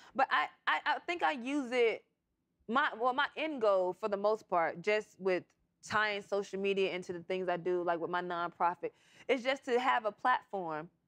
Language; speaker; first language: English; native; English